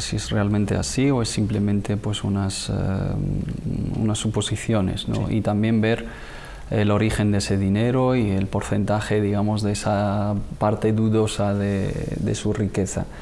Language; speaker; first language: Spanish; native; Spanish